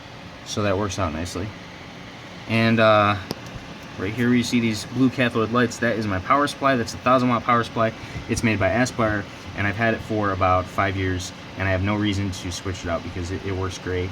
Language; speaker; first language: English; native; English